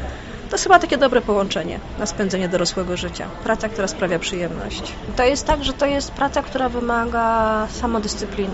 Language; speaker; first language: Polish; native; Polish